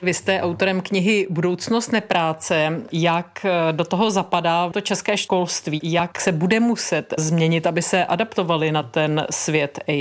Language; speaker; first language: Czech; native; Czech